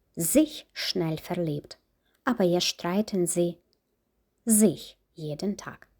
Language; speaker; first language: German; non-native, fluent; Ukrainian